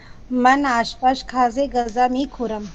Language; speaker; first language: Persian; non-native, learner; Urdu